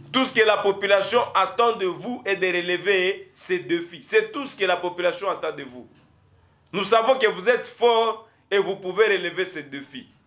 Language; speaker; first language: French; non-native, local second language; Lingala